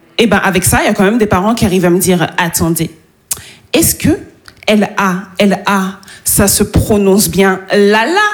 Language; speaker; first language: French; native; French